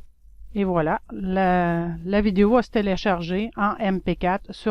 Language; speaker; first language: French; native; French